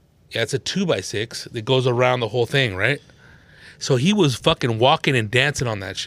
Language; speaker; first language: English; early bilingual, other home language; Spanish